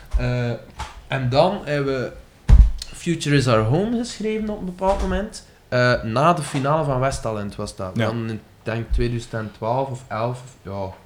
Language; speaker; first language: Dutch; native; Dutch